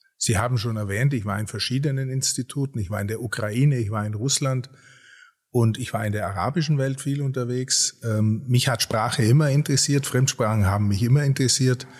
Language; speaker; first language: German; native; German